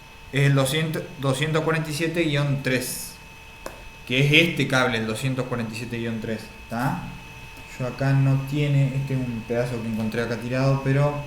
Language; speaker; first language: Spanish; native; Spanish